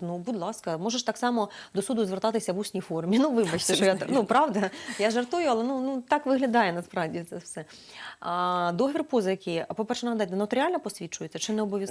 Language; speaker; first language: Ukrainian; native; Ukrainian